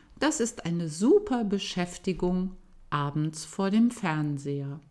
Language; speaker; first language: German; native; German